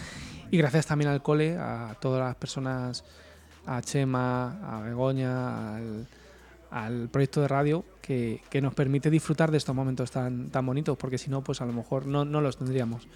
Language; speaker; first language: Spanish; native; Spanish